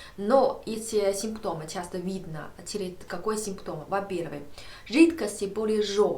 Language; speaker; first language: Russian; non-native, learner; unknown